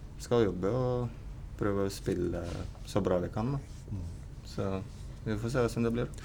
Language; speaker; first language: Norwegian; non-native, fluent; Lithuanian